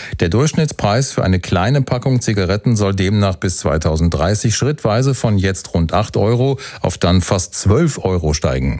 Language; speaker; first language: German; native; German